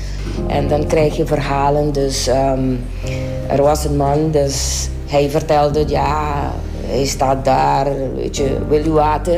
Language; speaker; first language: Dutch; non-native, local second language; Papiamento